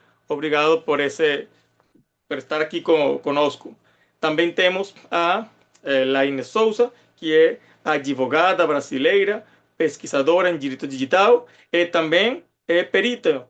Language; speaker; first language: Portuguese; non-native, fluent; Spanish